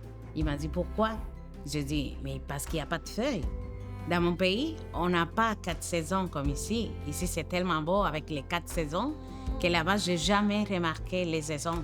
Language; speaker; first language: French; non-native, fluent; Spanish